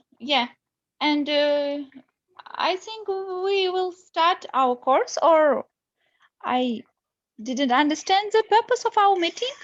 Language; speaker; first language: English; non-native, learner; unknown